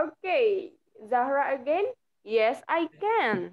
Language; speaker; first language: English; non-native, fluent; Indonesian